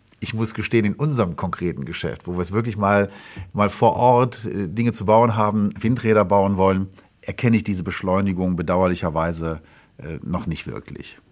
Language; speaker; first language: German; native; German